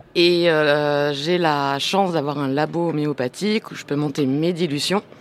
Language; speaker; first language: French; non-native, fluent; English